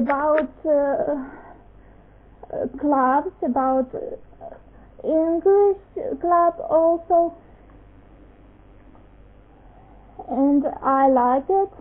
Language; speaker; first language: English; non-native, learner; Russian